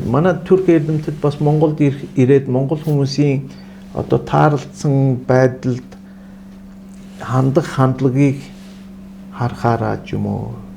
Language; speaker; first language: Mongolian; non-native, fluent; Turkish